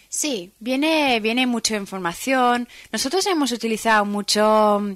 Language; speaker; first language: Spanish; non-native, fluent; Dutch